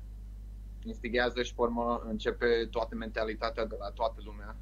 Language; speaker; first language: Romanian; early bilingual, heritage; Romanian